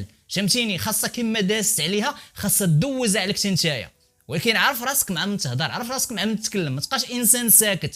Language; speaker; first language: Arabic; native; Arabic